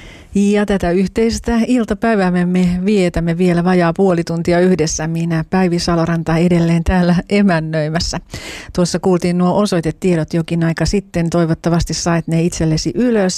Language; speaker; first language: Finnish; native; Finnish